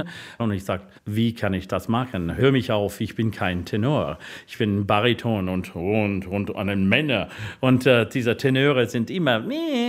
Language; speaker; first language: German; non-native, fluent; English